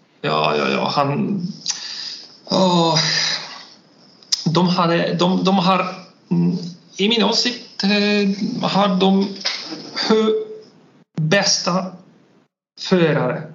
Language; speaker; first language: Swedish; non-native, learner; Polish